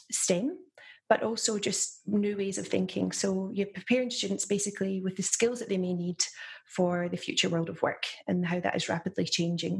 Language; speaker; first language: English; native; English